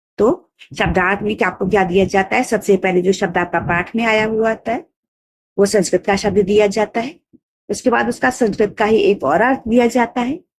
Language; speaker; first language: Hindi; native; Hindi